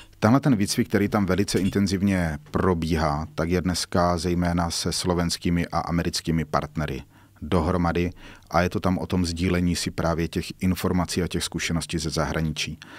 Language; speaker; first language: Czech; native; Czech